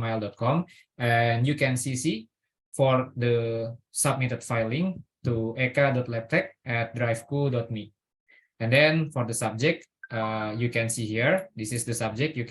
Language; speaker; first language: English; non-native, learner; Indonesian